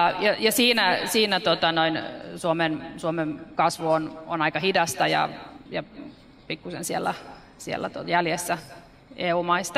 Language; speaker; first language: Finnish; native; Finnish